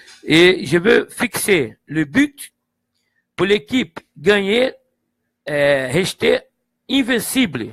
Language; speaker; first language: French; non-native, fluent; Portuguese